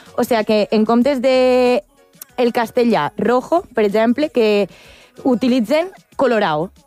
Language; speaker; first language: Catalan; native; Catalan